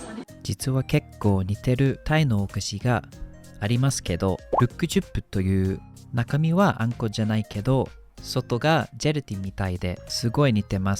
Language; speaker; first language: Japanese; non-native, fluent; English